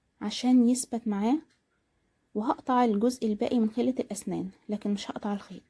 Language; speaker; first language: Arabic; native; Arabic